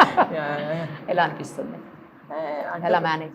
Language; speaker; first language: Telugu; native; Telugu